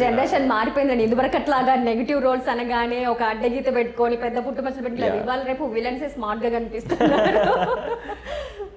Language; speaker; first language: Telugu; native; Telugu